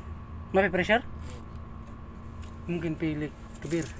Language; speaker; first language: Arabic; non-native, learner; Filipino